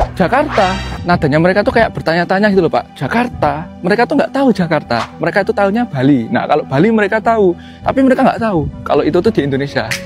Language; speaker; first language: Indonesian; native; Indonesian